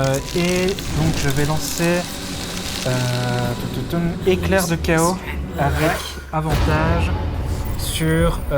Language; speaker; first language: French; native; French